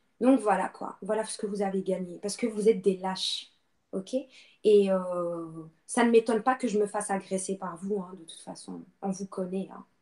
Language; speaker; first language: French; non-native, local second language; Arabic